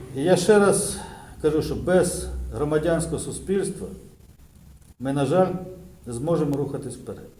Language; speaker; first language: Ukrainian; native; Ukrainian